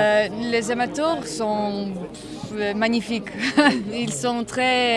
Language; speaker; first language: French; non-native, learner; Croatian